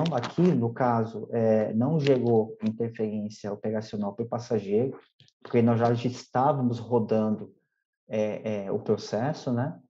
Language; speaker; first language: Portuguese; native; Portuguese